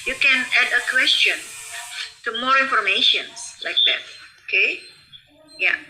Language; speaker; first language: English; non-native, fluent; Indonesian